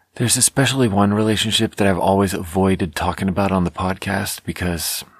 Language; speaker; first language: English; non-native, fluent; Swedish